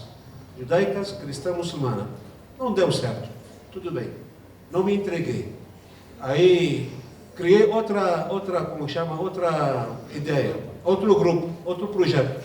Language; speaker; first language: Portuguese; non-native, fluent; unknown